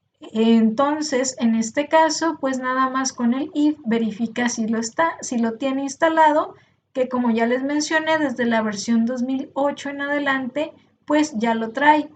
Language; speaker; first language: Spanish; native; Spanish